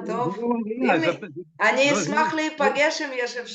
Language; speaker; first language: Hebrew; non-native, fluent; Russian